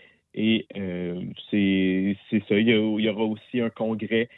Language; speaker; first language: French; native; French